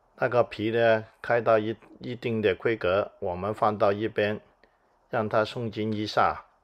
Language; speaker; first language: Chinese; non-native, local second language; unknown